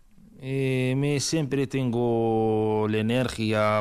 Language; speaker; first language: Spanish; non-native, learner; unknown